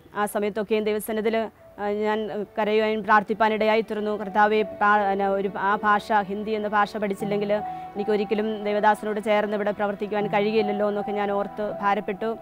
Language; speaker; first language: Malayalam; native; Malayalam